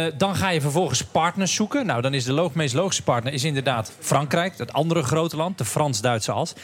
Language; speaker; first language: Dutch; native; Dutch